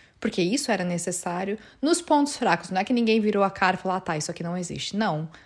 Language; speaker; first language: Portuguese; native; Portuguese